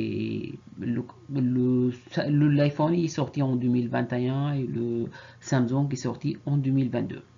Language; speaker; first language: French; non-native, fluent; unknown